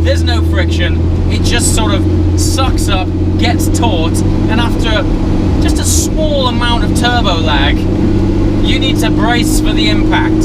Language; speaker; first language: English; native; English